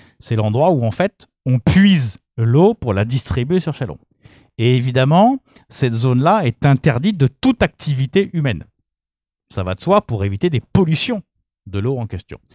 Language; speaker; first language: French; native; French